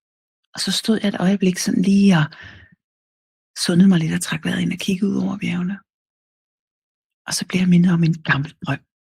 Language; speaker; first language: Danish; native; Danish